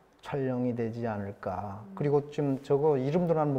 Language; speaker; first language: Korean; native; Korean